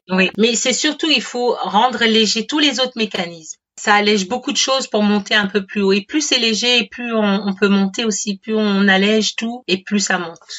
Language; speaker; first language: French; native; French